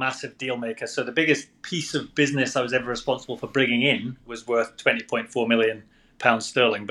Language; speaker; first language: English; native; English